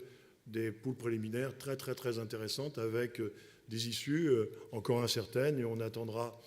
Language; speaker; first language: French; native; French